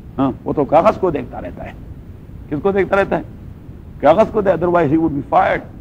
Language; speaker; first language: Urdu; non-native, local second language; Pashto